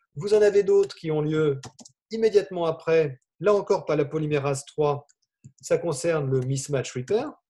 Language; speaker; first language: French; native; French